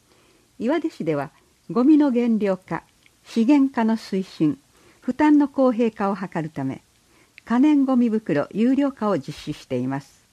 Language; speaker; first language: Japanese; native; Japanese